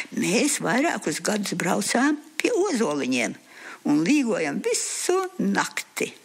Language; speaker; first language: Latvian; early bilingual, heritage; Latvian